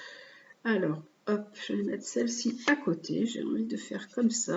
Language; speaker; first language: French; native; French